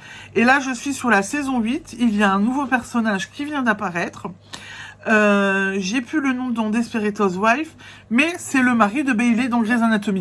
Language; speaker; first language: French; native; French